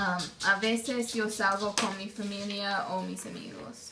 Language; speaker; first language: Spanish; non-native, learner; English